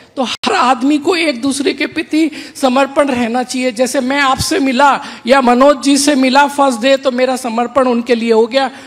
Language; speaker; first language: Hindi; native; Hindi